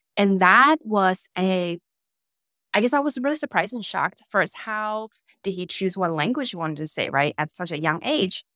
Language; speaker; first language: English; non-native, fluent; Chinese